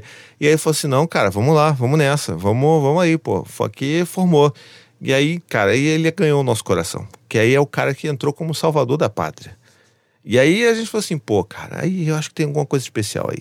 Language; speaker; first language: Portuguese; native; Portuguese